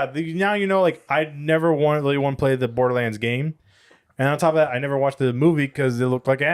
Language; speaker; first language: English; native; English